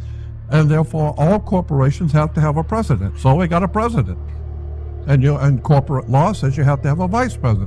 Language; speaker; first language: English; native; English